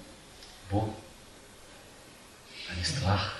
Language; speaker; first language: French; non-native, fluent; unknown